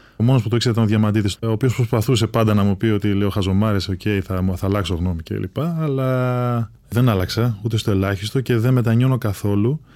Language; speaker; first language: Greek; native; Greek